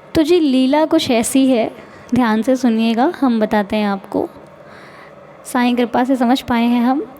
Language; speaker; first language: Hindi; native; Hindi